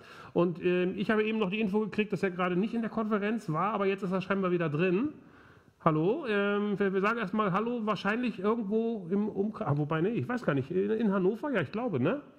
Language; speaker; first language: German; native; German